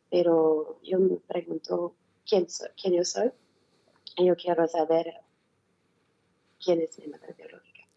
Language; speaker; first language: Spanish; non-native, learner; French